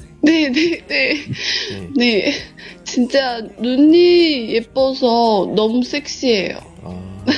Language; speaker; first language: Korean; non-native, learner; Chinese